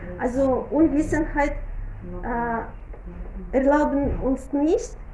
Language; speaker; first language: German; non-native, fluent; Russian